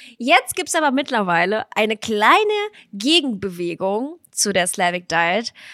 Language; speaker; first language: German; early bilingual, other home language; Russian